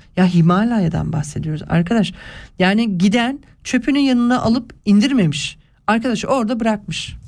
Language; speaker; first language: Turkish; early bilingual, heritage; Turkish